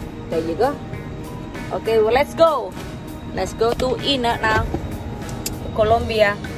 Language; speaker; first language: English; non-native, learner; Indonesian